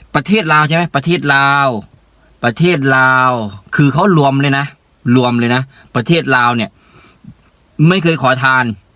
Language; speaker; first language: Thai; native; Thai